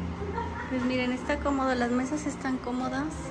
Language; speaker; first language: Spanish; native; Spanish